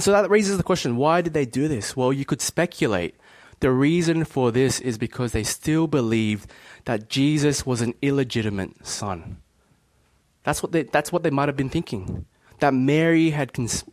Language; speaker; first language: English; native; English